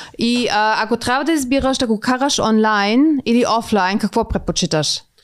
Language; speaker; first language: Bulgarian; native; Bulgarian